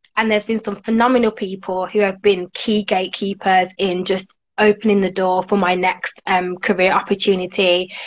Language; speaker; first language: English; native; English